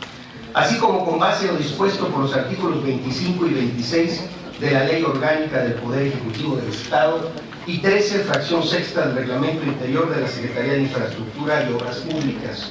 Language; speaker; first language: Spanish; native; Spanish